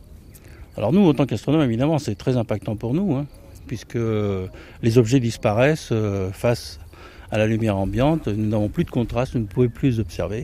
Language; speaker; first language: French; native; French